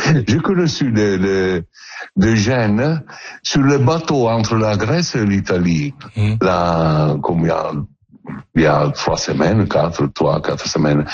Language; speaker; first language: French; non-native, learner; Italian